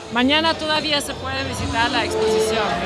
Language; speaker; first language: Spanish; non-native, fluent; German